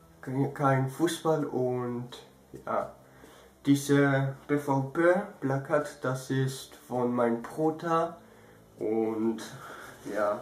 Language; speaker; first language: German; early bilingual, other home language; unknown